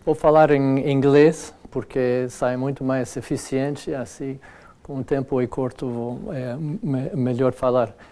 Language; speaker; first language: Portuguese; non-native, fluent; English